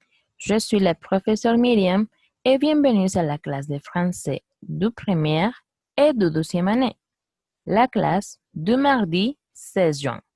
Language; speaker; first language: French; non-native, fluent; Spanish